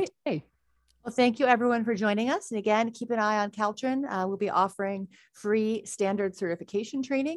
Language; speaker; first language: English; native; English